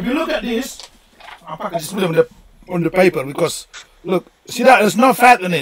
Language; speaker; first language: English; non-native, fluent; Indonesian